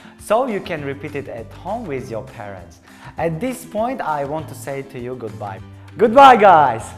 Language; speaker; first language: English; non-native, learner; Tajik